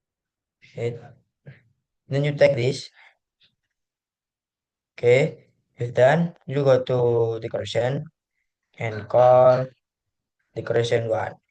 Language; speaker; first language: English; non-native, learner; Indonesian